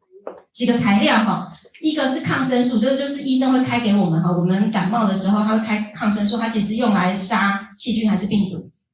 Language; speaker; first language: Chinese; native; Chinese